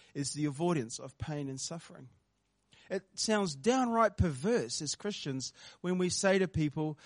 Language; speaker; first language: English; native; English